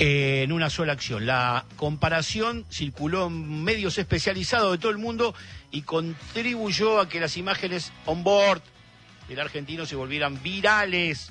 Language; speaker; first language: Spanish; native; Spanish